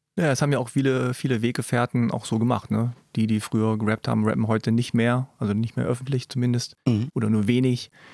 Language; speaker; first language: German; early bilingual, other home language; Korean